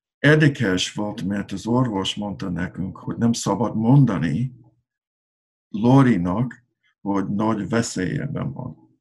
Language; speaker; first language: Hungarian; non-native, learner; English